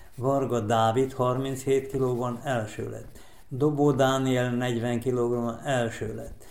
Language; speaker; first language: Hungarian; native; Hungarian